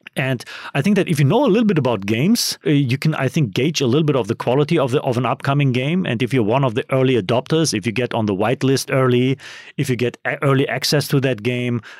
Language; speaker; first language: English; non-native, fluent; German